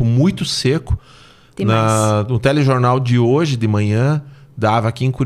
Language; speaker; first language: Portuguese; native; Portuguese